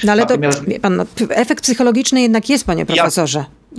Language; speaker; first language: Polish; native; Polish